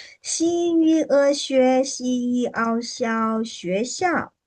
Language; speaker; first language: Chinese; non-native, fluent; Burmese